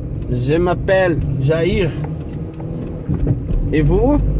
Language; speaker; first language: French; non-native, learner; Portuguese